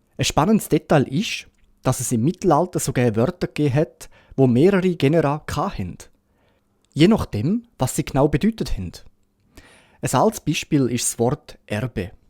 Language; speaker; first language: German; native; German